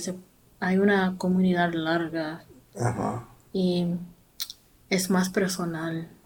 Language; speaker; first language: Spanish; non-native, learner; English